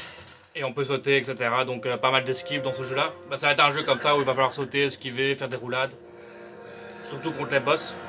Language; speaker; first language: French; native; French